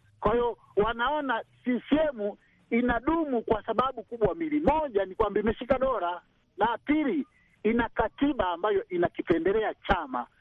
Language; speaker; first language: Swahili; native; Swahili